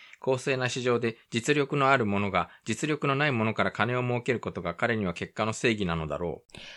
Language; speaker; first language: Japanese; native; Japanese